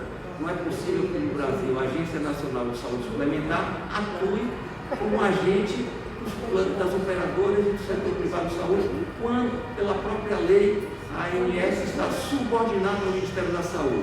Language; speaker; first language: Portuguese; native; Portuguese